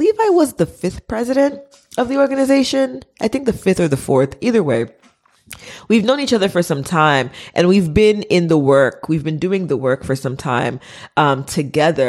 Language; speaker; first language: English; early bilingual, other home language; Haitian Creole